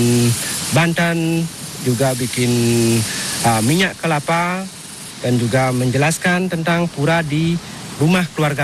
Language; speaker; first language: Indonesian; non-native, local second language; Balinese